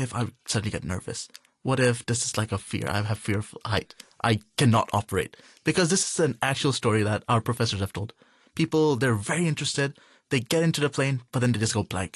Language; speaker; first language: English; non-native, local second language; Urdu